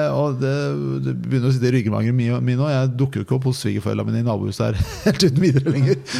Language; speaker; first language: Norwegian; non-native, fluent; Persian